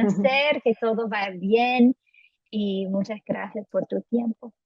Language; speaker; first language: Spanish; non-native, fluent; English